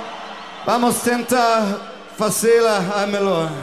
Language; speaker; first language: Portuguese; non-native, learner; English